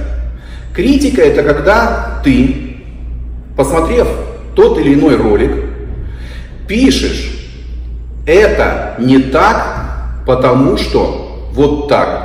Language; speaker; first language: Russian; native; Russian